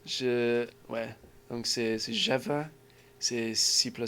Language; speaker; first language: French; non-native, learner; English